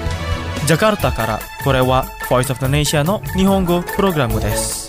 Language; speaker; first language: Japanese; non-native, fluent; Indonesian